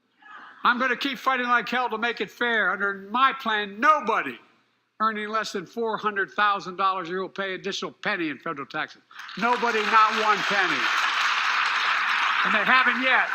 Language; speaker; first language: English; native; English